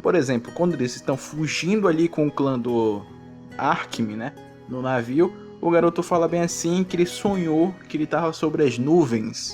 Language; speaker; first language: Portuguese; native; Portuguese